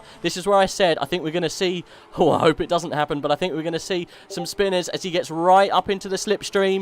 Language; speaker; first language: English; native; English